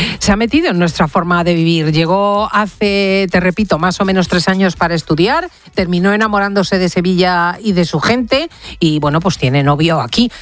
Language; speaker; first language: Spanish; native; Spanish